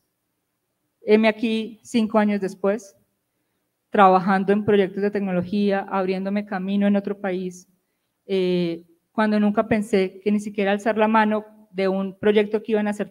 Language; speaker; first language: Spanish; native; Spanish